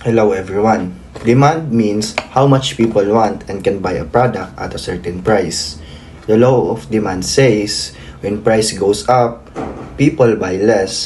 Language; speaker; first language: English; non-native, local second language; Cebuano